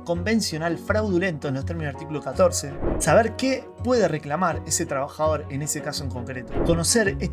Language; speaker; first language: Spanish; native; Spanish